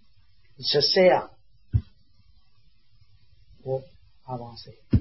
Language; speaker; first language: French; non-native, learner; Vietnamese